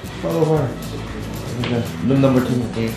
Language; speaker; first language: English; non-native, learner; Korean